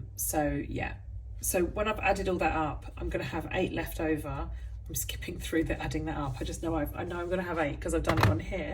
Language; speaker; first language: English; native; English